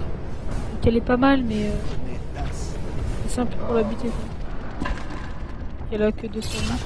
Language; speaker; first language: French; native; French